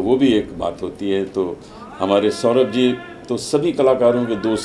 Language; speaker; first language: Hindi; native; Hindi